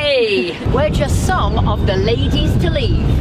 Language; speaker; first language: English; native; English